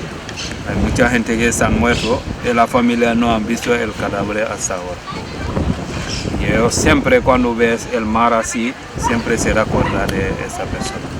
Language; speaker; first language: Spanish; non-native, learner; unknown